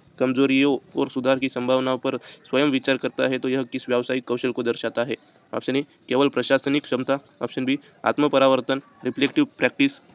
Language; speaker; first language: Hindi; non-native, local second language; Marathi